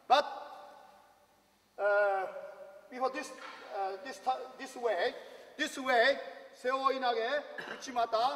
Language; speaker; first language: English; non-native, learner; Japanese